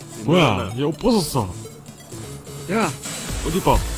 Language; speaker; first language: Korean; native; Korean